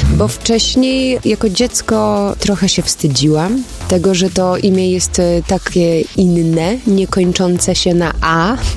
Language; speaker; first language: Polish; early bilingual, heritage; Polish